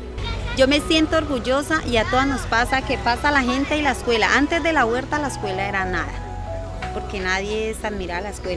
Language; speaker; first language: Spanish; non-native, learner; Tamil